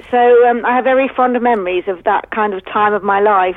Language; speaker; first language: English; native; English